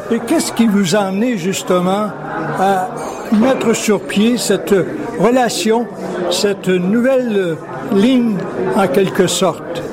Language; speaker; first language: French; native; French